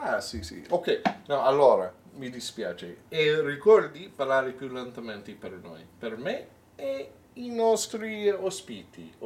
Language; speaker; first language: Italian; non-native, learner; English